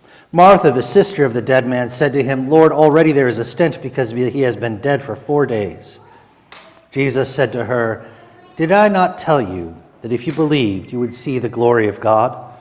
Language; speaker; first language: English; native; English